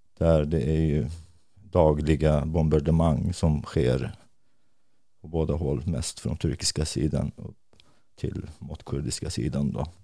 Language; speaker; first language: Swedish; non-native, fluent; Kurdish